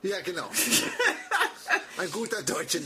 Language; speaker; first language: German; non-native, fluent; English